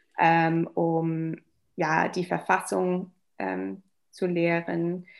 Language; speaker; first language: German; non-native, fluent; English